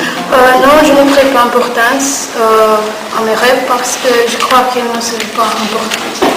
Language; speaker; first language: French; non-native, learner; Romanian